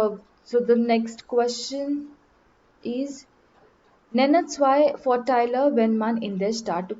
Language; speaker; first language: German; non-native, learner; Marathi